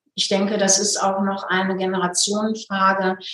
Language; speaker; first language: German; native; German